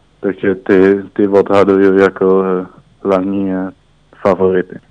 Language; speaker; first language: Czech; early bilingual, heritage; Czech